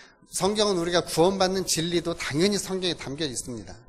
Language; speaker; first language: Korean; native; Korean